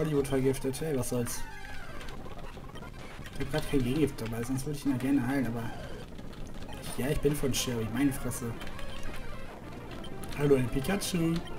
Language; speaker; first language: German; native; German